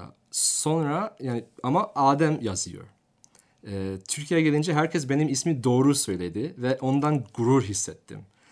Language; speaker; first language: Turkish; non-native, fluent; English